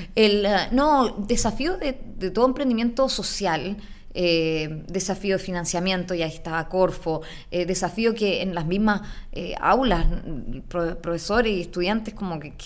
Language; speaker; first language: Spanish; native; Spanish